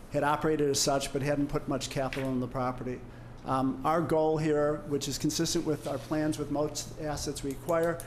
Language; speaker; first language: English; native; English